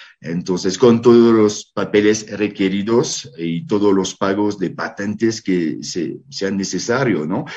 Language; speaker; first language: Spanish; non-native, fluent; French